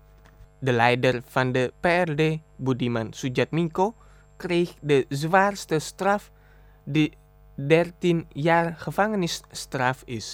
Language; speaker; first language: Dutch; non-native, fluent; Indonesian